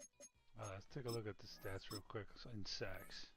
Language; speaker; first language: English; native; English